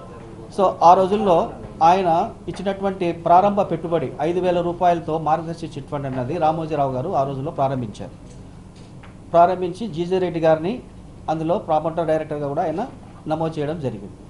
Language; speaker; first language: Telugu; native; Telugu